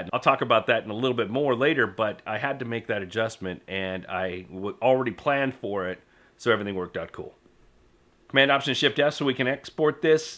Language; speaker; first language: English; native; English